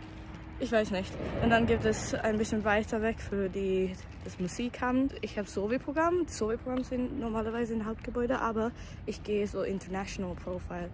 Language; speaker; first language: German; non-native, learner; Swedish